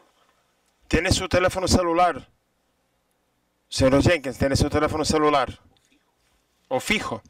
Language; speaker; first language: Spanish; non-native, fluent; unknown